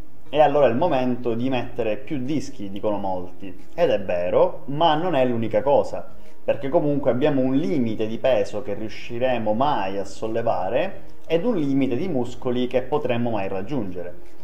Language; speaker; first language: Italian; native; Italian